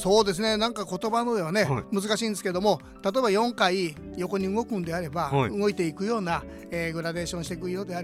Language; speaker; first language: Japanese; native; Japanese